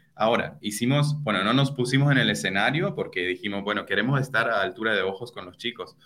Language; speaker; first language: Spanish; non-native, fluent; German